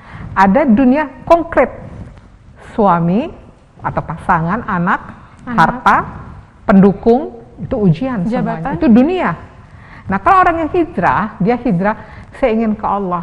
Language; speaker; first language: Indonesian; native; Indonesian